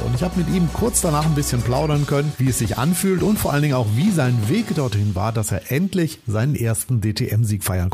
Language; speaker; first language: German; native; German